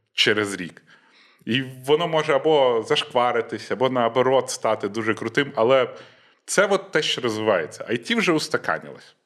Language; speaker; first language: Ukrainian; native; Ukrainian